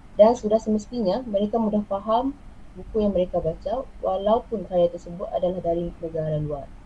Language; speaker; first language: Malay; native; Malay